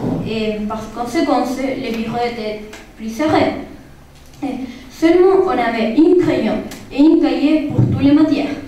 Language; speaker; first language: French; non-native, learner; Spanish